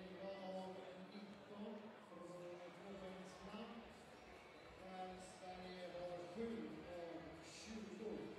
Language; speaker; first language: Swedish; native; Swedish